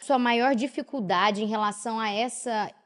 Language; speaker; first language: Portuguese; native; Portuguese